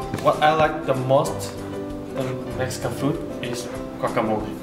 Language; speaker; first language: English; non-native, learner; Korean